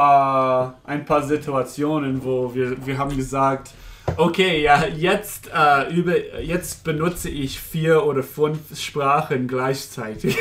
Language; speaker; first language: German; non-native, fluent; English